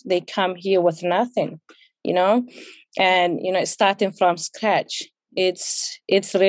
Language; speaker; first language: English; non-native, fluent; Somali